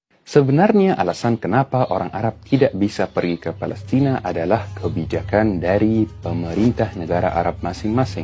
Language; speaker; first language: Indonesian; non-native, fluent; Arabic